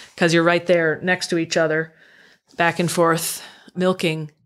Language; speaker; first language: English; native; English